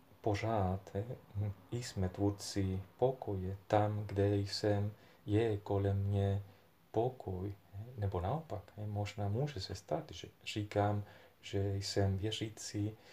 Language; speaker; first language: Czech; non-native, fluent; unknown